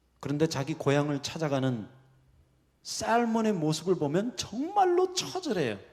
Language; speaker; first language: Korean; early bilingual, heritage; Korean